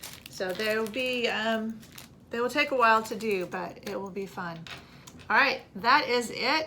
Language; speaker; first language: English; native; English